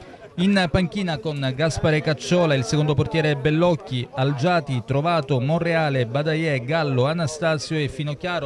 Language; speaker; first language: Italian; native; Italian